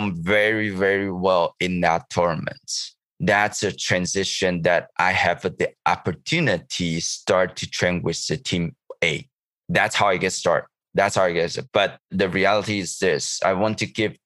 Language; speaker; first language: English; non-native, learner; Chinese